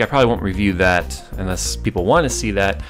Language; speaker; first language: English; native; English